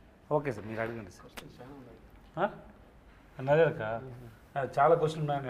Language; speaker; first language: Telugu; non-native, learner; Tamil